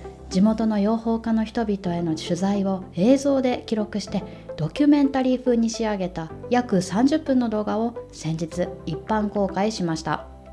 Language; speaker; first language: Japanese; native; Japanese